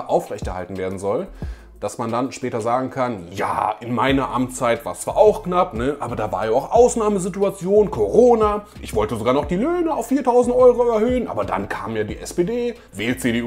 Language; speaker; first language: German; native; German